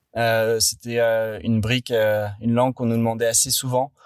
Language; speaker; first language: French; native; French